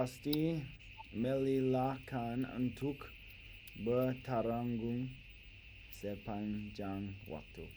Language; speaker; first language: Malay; non-native, learner; English